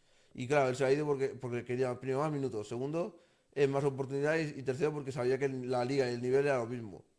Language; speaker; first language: Spanish; native; Spanish